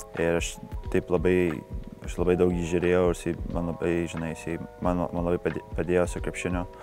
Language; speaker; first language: Lithuanian; early bilingual, heritage; Lithuanian